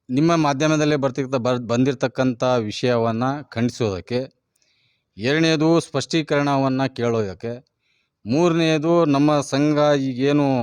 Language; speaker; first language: Kannada; non-native, local second language; Lambadi